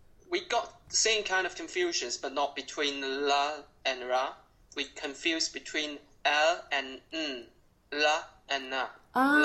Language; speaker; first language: English; non-native, local second language; Cantonese